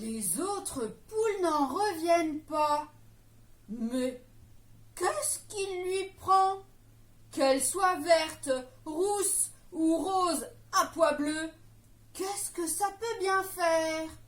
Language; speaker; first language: French; native; French